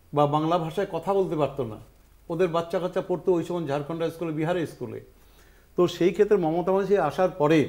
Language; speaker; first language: Bangla; native; Bangla